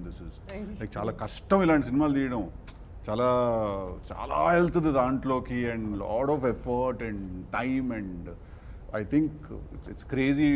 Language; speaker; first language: Telugu; native; Telugu